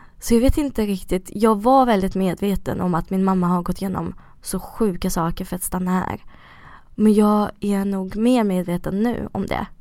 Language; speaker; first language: Swedish; early bilingual, other home language; Russian